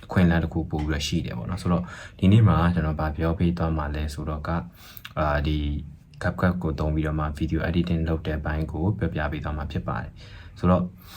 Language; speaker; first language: Burmese; native; Burmese